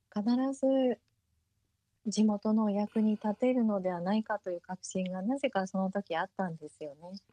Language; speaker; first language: Japanese; early bilingual, heritage; Japanese